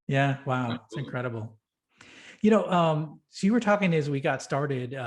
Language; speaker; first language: English; native; English